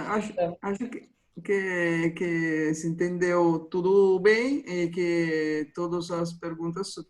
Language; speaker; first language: Portuguese; non-native, fluent; Spanish